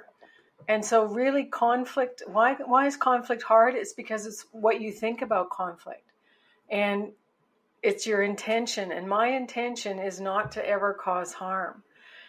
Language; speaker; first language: English; native; English